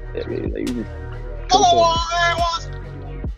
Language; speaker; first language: English; native; English